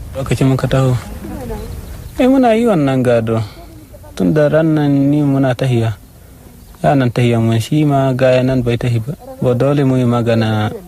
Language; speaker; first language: Hausa; non-native, local second language; Fula